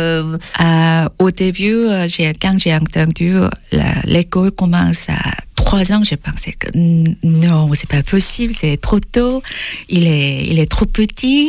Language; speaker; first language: French; non-native, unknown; Korean